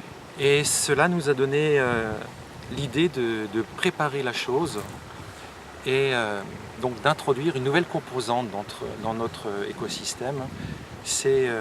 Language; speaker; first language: French; native; French